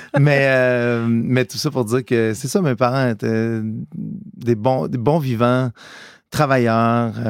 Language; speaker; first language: French; early bilingual, other home language; Italian